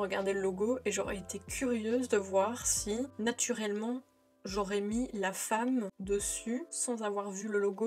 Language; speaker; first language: French; native; French